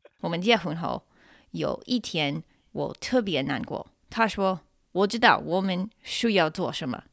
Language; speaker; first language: Chinese; non-native, fluent; English